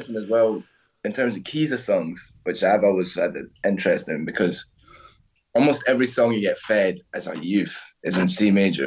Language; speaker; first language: English; native; English